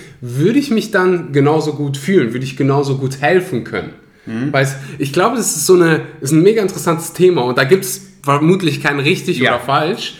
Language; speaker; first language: German; early bilingual, other home language; Russian